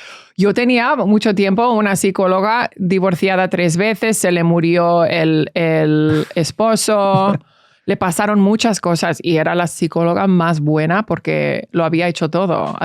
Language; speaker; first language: Spanish; early bilingual, heritage; English